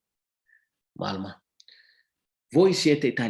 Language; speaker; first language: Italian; non-native, fluent; Somali